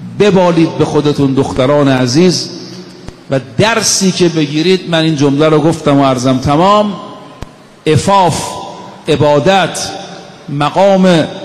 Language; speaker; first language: Persian; native; Persian